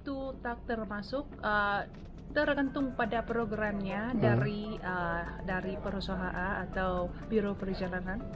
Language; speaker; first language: Indonesian; non-native, fluent; Vietnamese